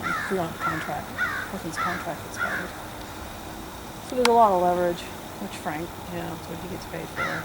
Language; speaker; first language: English; native; English